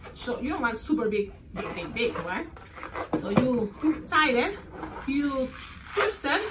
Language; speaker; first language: English; non-native, fluent; Spanish